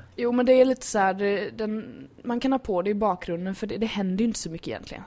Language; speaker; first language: Swedish; native; Swedish